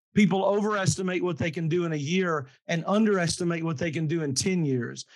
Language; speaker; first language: English; native; English